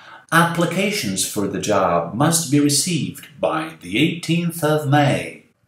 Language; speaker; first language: English; non-native, fluent; Portuguese